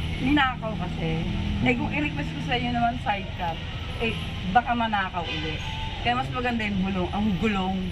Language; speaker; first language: Filipino; non-native, local second language; Cebuano